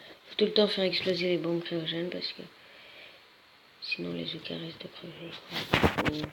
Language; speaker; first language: French; native; French